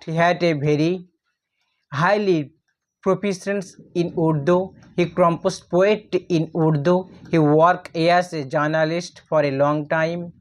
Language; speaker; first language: English; non-native, local second language; Bangla